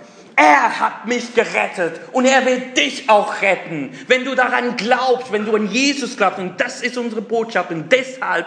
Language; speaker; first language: German; non-native, fluent; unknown